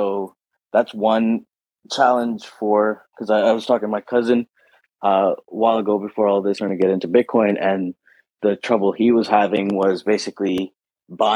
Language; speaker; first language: English; native; English